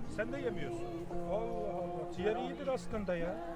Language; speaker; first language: Turkish; native; Turkish